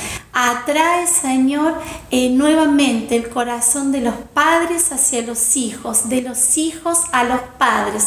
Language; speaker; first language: Spanish; native; Spanish